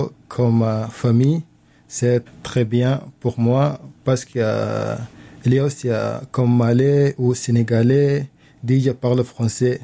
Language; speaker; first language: French; non-native, learner; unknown